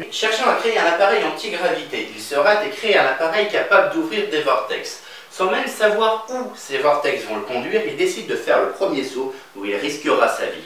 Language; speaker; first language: French; native; French